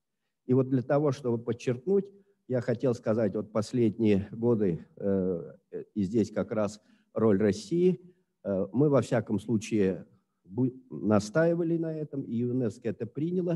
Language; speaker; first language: Russian; native; Russian